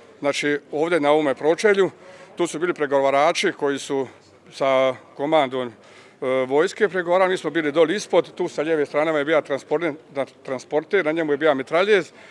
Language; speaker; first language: Croatian; native; Croatian